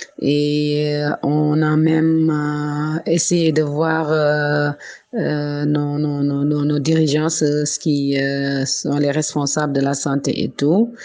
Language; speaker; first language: French; non-native, local second language; Wolof